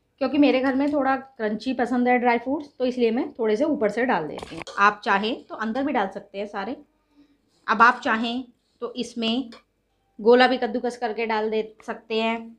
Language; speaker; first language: Hindi; native; Hindi